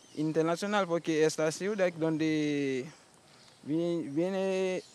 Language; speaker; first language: Spanish; non-native, learner; Haitian Creole